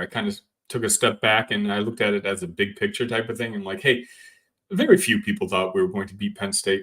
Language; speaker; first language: English; native; English